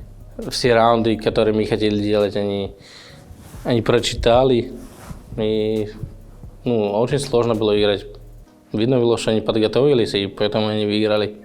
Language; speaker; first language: Russian; non-native, fluent; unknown